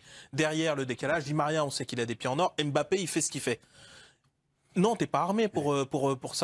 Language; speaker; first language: French; native; French